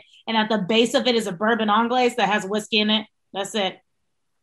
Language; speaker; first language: English; native; English